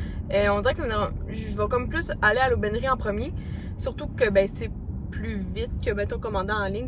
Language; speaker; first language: French; native; French